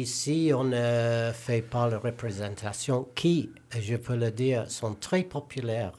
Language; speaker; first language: French; non-native, learner; English